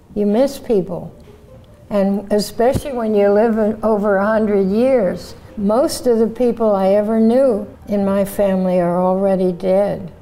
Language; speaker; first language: English; native; English